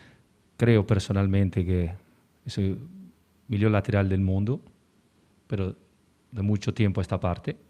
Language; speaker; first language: Portuguese; non-native, learner; Spanish